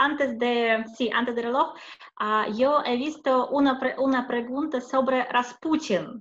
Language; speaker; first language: Spanish; non-native, learner; Russian